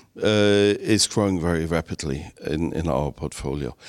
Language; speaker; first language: English; non-native, fluent; German